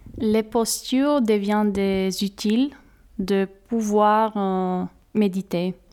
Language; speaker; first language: French; non-native, fluent; Romanian